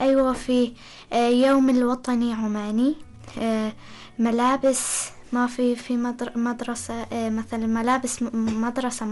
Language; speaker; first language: Arabic; non-native, learner; Persian